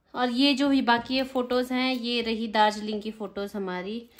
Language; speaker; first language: Hindi; native; Hindi